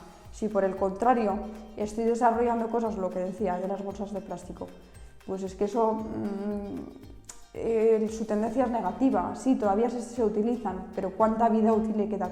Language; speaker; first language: Spanish; native; Spanish